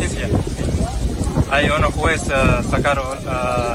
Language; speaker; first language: Spanish; non-native, learner; Arabic